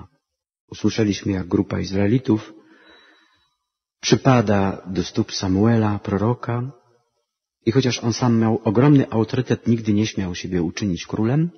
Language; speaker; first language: Polish; native; Polish